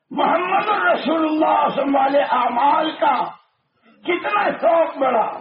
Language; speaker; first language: Urdu; non-native, local second language; Gujarati